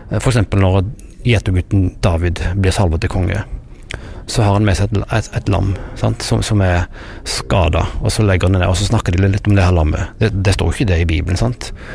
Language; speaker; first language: Norwegian; native; Norwegian